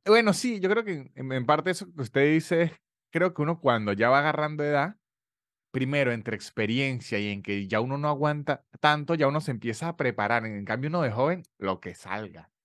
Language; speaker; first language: Spanish; native; Spanish